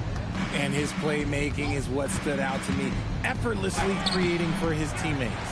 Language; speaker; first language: English; native; English